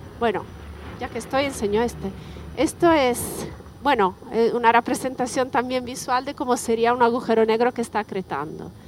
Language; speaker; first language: Spanish; non-native, fluent; Italian